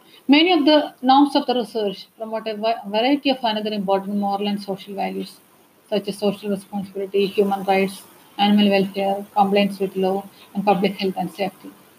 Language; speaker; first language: English; non-native, local second language; Malayalam